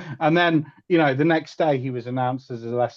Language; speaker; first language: English; native; English